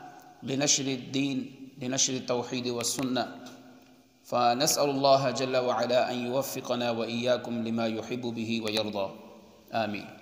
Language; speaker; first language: Arabic; non-native, fluent; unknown